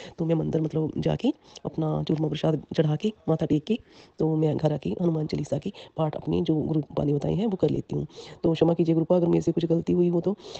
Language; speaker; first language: Hindi; non-native, local second language; Punjabi